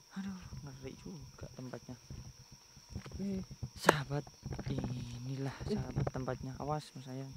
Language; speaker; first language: Indonesian; native; Indonesian